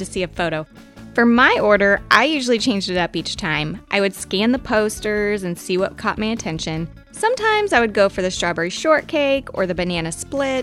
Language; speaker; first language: English; native; English